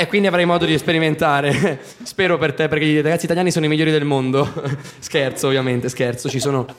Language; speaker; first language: Italian; native; Italian